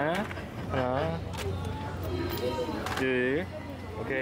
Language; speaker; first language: Korean; early bilingual, heritage; English